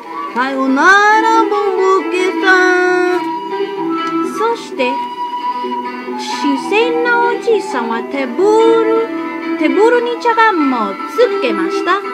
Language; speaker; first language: Japanese; non-native, learner; English